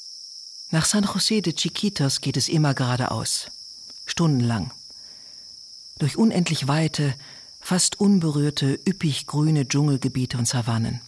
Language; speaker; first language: German; native; German